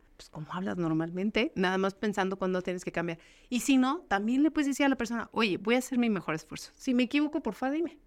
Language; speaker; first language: Spanish; native; Spanish